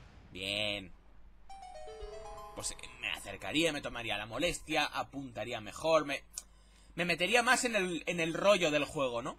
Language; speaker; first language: Spanish; native; Spanish